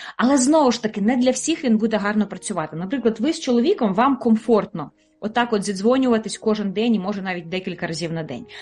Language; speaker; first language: Ukrainian; native; Ukrainian